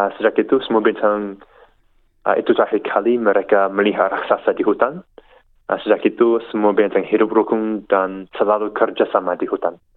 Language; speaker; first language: Indonesian; non-native, learner; English